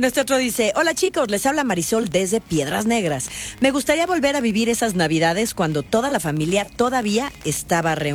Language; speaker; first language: Spanish; native; Spanish